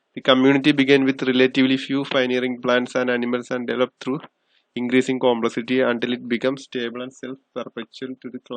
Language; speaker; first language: English; non-native, local second language; Malayalam